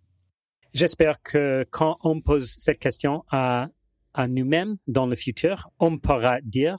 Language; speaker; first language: French; non-native, fluent; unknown